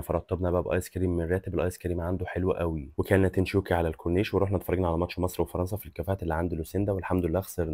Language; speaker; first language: Arabic; native; Arabic